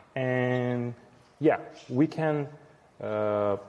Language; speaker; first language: English; non-native, fluent; Ukrainian